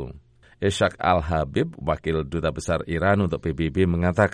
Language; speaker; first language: Indonesian; native; Indonesian